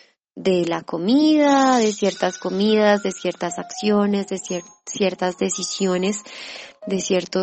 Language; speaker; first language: Spanish; native; Spanish